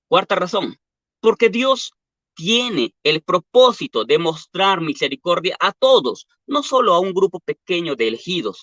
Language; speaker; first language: Spanish; native; Spanish